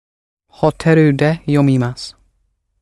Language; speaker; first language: Japanese; non-native, learner; English